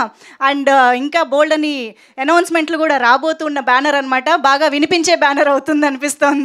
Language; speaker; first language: Telugu; native; Telugu